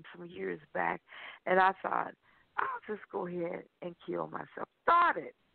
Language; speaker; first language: English; native; English